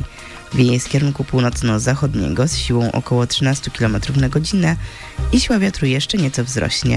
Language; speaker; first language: Polish; native; Polish